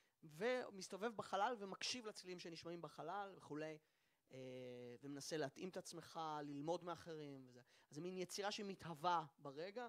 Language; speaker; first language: Hebrew; native; Hebrew